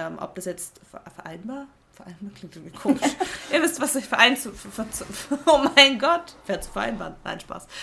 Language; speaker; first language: German; native; German